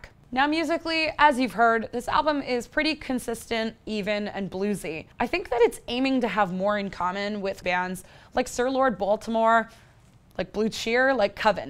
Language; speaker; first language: English; native; English